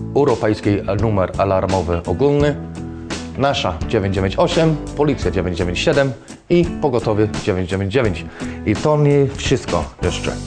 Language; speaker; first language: Polish; non-native, fluent; English